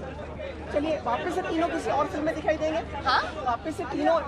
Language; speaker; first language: Hindi; native; Hindi